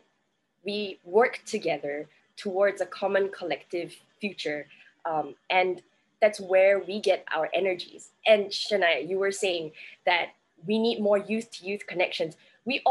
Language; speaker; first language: English; native; English